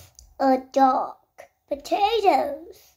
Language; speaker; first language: English; non-native, learner; Vietnamese